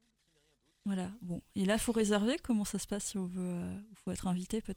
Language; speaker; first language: French; native; French